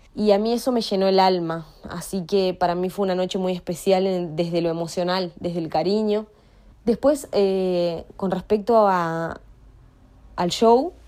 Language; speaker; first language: Spanish; native; Spanish